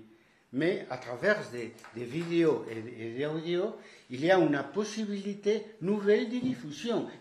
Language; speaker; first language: French; non-native, fluent; Spanish